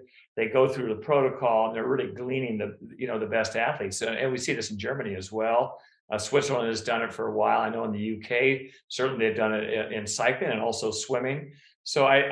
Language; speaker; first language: English; native; English